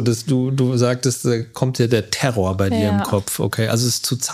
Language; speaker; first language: German; native; German